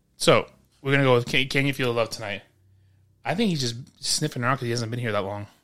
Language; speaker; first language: English; early bilingual, other home language; Spanish